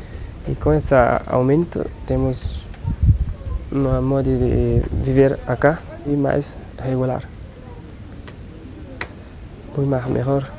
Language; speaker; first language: Spanish; non-native, learner; Portuguese